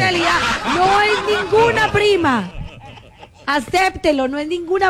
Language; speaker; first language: Spanish; native; Spanish